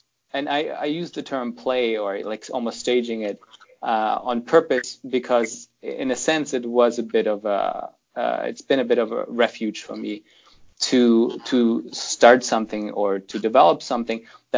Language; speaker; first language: English; non-native, fluent; German